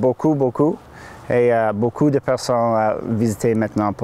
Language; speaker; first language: French; non-native, learner; English